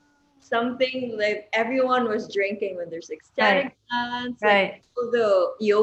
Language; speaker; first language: English; non-native, local second language; Cebuano